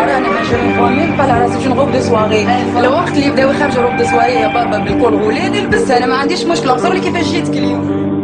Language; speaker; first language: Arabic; native; Arabic